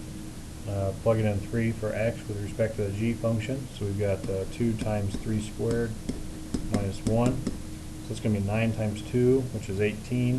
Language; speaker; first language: English; native; English